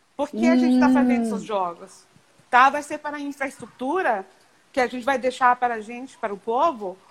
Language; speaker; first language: Portuguese; non-native, fluent; English